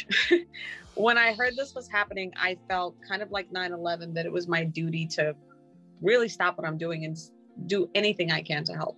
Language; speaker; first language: English; non-native, fluent; Ukrainian